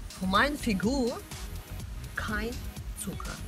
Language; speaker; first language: German; non-native, learner; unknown